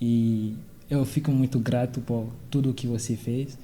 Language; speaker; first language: Portuguese; non-native, fluent; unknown